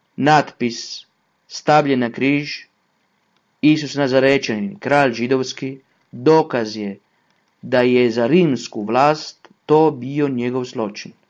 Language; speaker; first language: Croatian; non-native, fluent; Italian